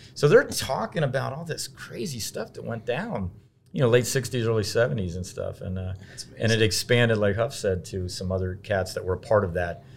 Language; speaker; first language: English; native; English